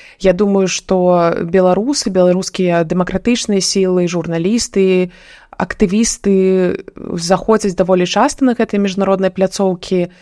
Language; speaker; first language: Belarusian; non-native, local second language; Russian